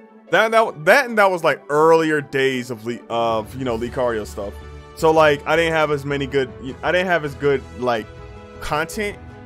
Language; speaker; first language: English; native; English